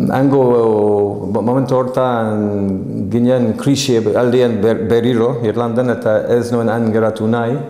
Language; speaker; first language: Basque; non-native, fluent; English